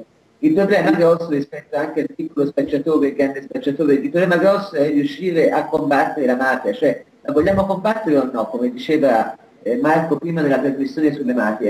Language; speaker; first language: Italian; native; Italian